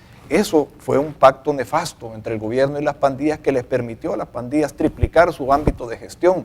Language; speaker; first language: Spanish; native; Spanish